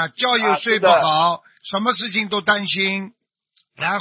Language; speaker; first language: Chinese; native; Chinese